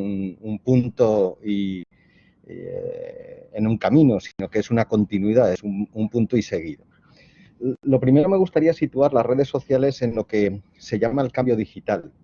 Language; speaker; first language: Spanish; native; Spanish